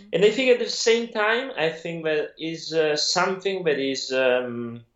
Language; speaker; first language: English; non-native, fluent; Italian